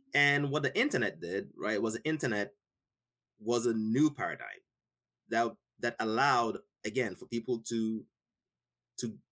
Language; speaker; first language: English; non-native, local second language; Igbo